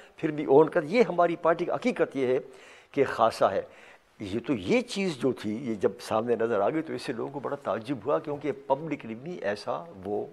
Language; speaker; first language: Urdu; non-native, local second language; Pashto